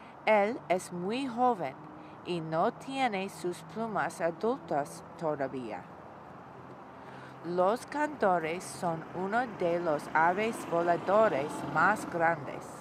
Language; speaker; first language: Spanish; non-native, learner; English